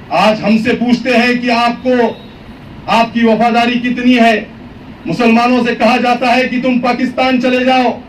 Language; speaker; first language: Urdu; native; Urdu